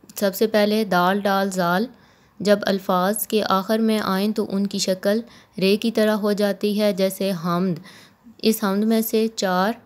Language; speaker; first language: Urdu; non-native, local second language; Punjabi